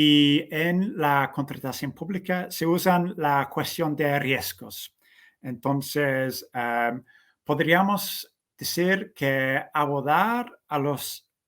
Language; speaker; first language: Spanish; non-native, fluent; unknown